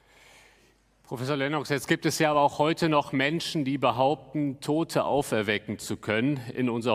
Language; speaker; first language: German; native; German